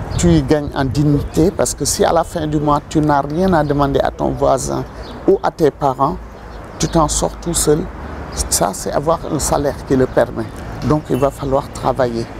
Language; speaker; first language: French; non-native, local second language; Wolof